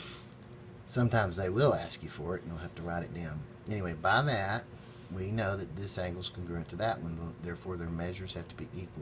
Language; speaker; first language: English; native; English